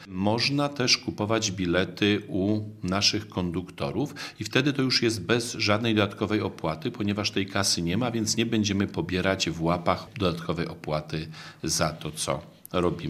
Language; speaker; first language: Polish; native; Polish